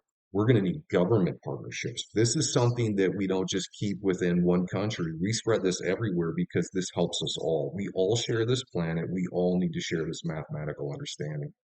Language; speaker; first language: English; native; English